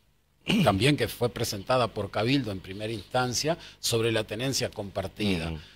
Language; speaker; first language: Spanish; native; Spanish